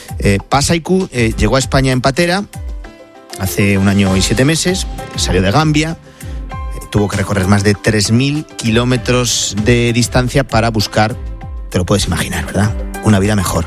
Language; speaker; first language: Spanish; native; Spanish